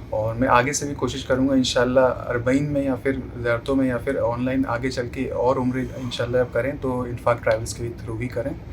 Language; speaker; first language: Urdu; native; Urdu